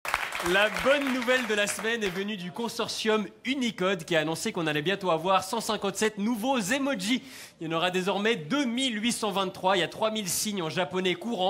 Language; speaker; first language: French; native; French